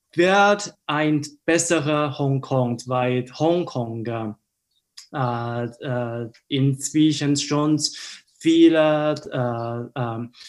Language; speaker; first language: German; non-native, learner; Cantonese